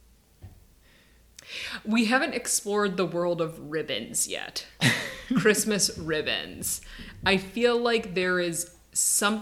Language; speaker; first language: English; native; English